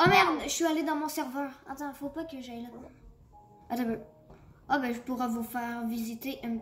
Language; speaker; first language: French; native; French